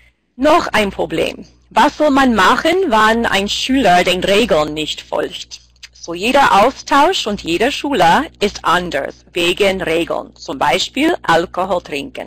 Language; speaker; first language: German; non-native, fluent; English